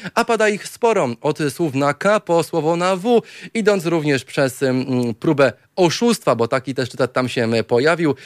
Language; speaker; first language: Polish; native; Polish